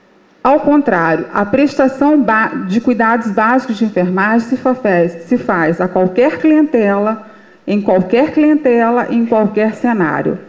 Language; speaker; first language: Portuguese; native; Portuguese